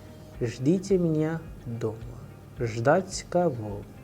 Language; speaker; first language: Russian; non-native, fluent; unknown